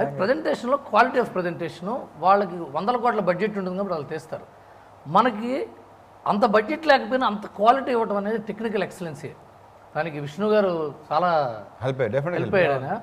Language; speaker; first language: Telugu; native; Telugu